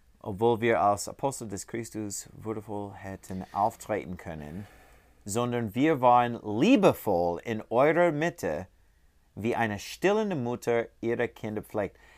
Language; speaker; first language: German; non-native, learner; English